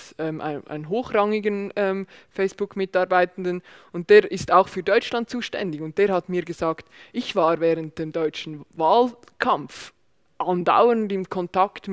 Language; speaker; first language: German; native; German